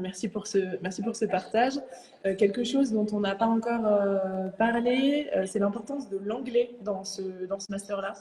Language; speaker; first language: French; native; French